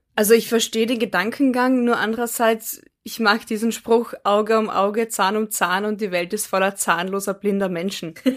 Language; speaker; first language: German; native; German